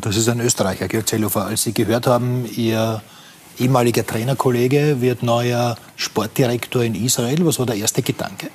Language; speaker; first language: German; native; German